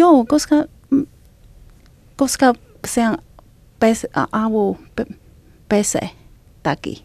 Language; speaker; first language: Finnish; non-native, learner; Chinese